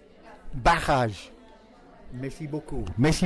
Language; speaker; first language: French; non-native, learner; English